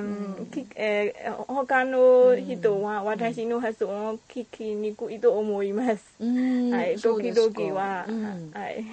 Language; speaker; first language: Japanese; non-native, learner; Burmese